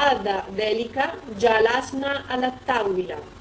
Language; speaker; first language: Arabic; non-native, learner; Italian